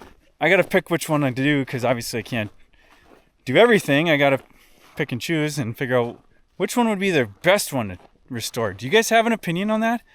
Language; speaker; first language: English; native; English